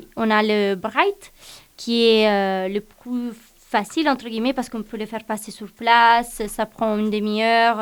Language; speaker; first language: French; non-native, fluent; Italian